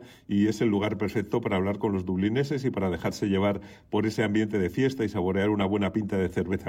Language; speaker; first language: Spanish; native; Spanish